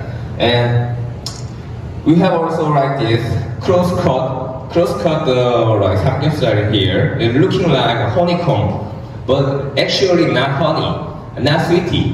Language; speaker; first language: English; non-native, learner; Korean